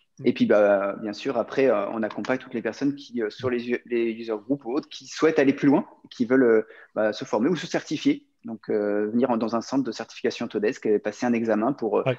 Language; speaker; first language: French; native; French